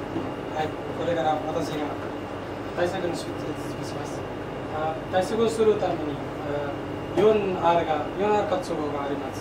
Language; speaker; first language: Japanese; non-native, learner; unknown